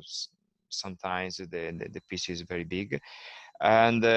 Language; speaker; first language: English; non-native, learner; Italian